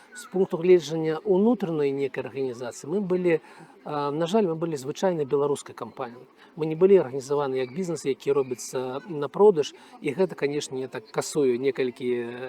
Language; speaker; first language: Belarusian; non-native, local second language; Russian